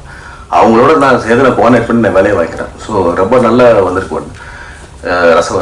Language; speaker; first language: Tamil; native; Tamil